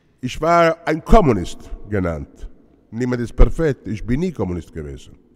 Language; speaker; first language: German; non-native, fluent; Italian